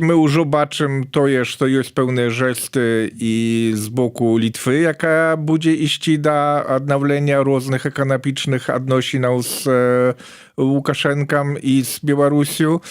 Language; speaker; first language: Polish; non-native, learner; Belarusian